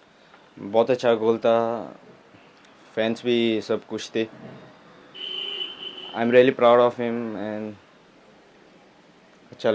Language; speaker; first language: Hindi; non-native, local second language; Konkani